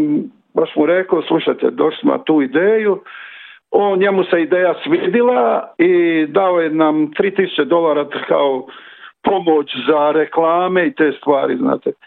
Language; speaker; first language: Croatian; early bilingual, other home language; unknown